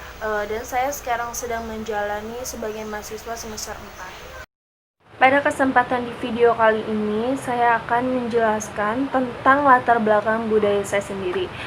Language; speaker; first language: Indonesian; native; Indonesian